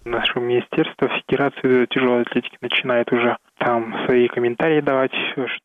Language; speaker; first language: Russian; non-native, local second language; Kazakh